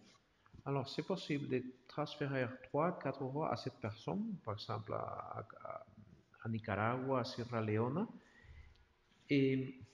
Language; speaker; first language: French; non-native, learner; Spanish